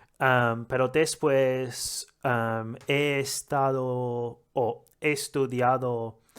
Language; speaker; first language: Spanish; non-native, learner; English